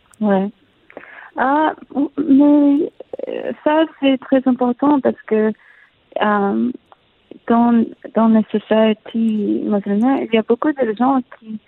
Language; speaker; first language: French; non-native, learner; Arabic